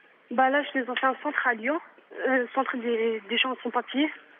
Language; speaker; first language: French; non-native, fluent; Arabic